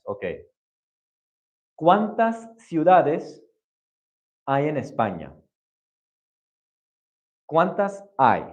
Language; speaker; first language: Spanish; non-native, fluent; English